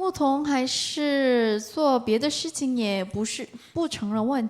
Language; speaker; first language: Chinese; non-native, learner; Korean